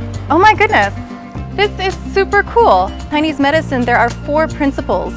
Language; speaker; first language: English; native; English